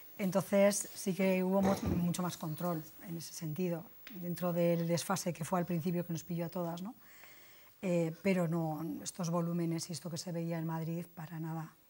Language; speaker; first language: Spanish; native; Spanish